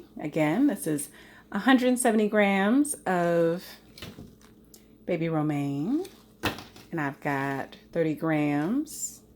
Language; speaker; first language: English; native; English